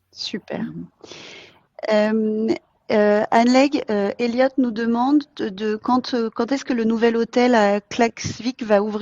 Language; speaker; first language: French; native; French